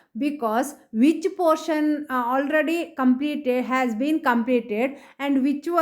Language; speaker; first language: English; non-native, local second language; Kannada